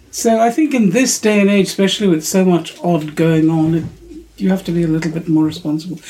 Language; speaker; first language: English; non-native, local second language; Urdu